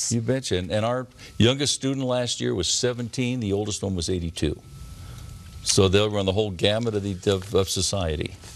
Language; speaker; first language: English; native; English